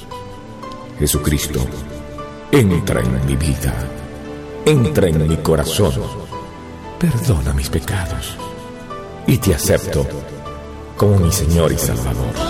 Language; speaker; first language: Spanish; native; Spanish